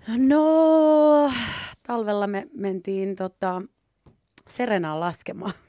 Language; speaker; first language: Finnish; native; Finnish